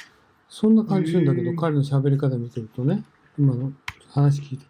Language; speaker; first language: Japanese; native; Japanese